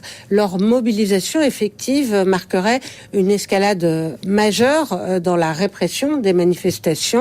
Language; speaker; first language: French; native; French